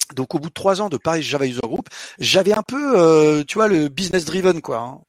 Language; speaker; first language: French; early bilingual, other home language; Portuguese